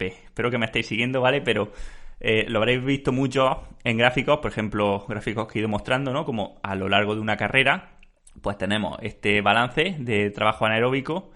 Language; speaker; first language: Spanish; native; Spanish